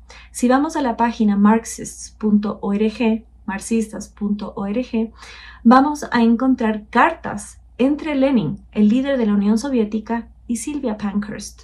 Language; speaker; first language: Spanish; native; Spanish